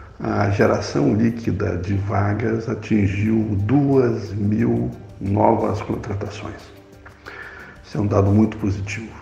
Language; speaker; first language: Portuguese; native; Portuguese